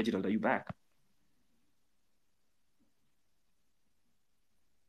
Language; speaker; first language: English; non-native, local second language; Luo (Kenya and Tanzania)